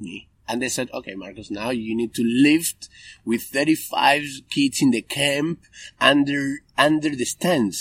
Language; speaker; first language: English; non-native, fluent; Spanish